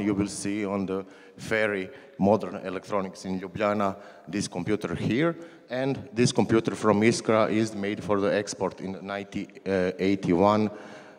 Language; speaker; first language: English; non-native, learner; Croatian